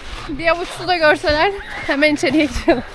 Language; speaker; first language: Turkish; native; Turkish